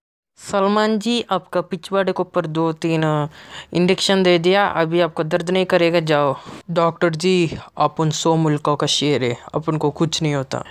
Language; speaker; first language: Hindi; native; Hindi